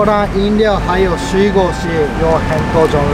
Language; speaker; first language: Chinese; non-native, fluent; Japanese